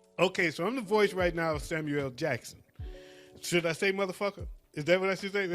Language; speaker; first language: English; native; English